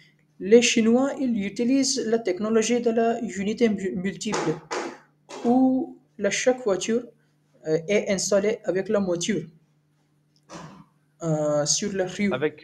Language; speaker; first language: French; non-native, learner; Hindi